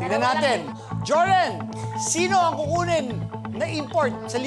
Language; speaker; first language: Filipino; native; Filipino